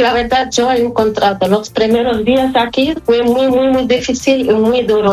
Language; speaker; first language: Spanish; non-native, learner; Arabic